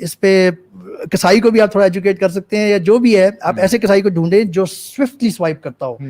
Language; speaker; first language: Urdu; native; Urdu